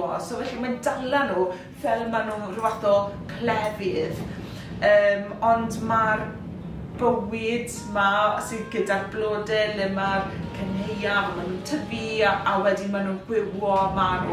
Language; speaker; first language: Welsh; native; Welsh